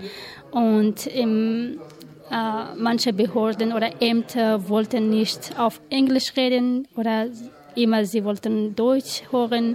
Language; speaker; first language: German; non-native, learner; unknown